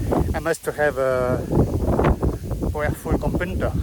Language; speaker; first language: English; non-native, learner; French